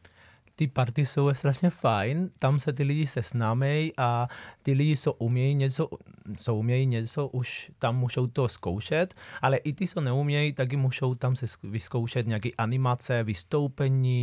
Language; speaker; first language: Czech; non-native, fluent; Spanish